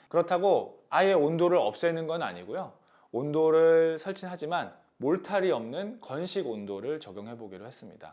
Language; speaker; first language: Korean; native; Korean